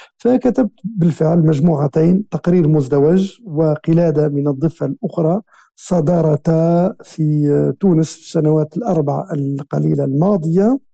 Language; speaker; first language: Arabic; native; Arabic